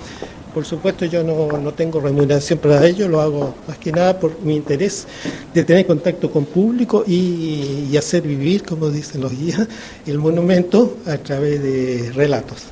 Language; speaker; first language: Spanish; native; Spanish